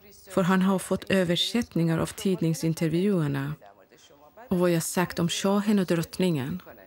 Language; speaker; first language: Swedish; non-native, fluent; Persian